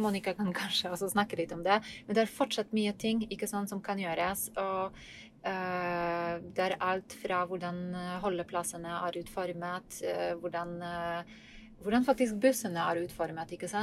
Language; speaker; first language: Norwegian; non-native, fluent; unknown